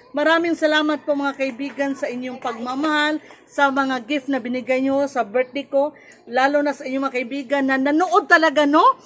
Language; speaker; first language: Filipino; non-native, local second language; Cebuano